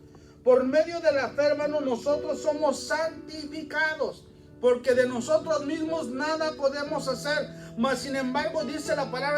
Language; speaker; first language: Spanish; native; Spanish